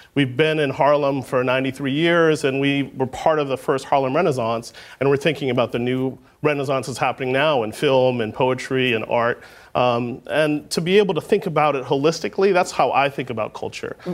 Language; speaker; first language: English; native; English